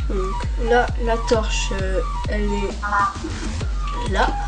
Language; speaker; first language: French; native; French